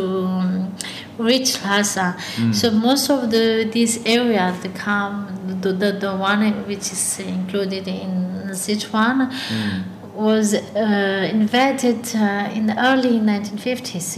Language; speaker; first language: English; early bilingual, other home language; Tibetan